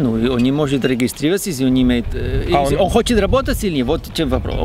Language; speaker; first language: Russian; non-native, learner; Spanish